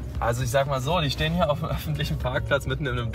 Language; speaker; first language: German; native; German